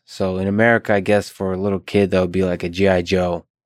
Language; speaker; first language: English; early bilingual, other home language; Russian